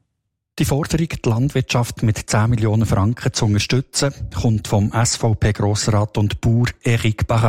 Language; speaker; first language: German; native; German